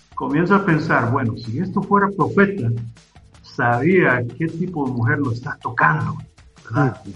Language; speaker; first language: Spanish; non-native, fluent; English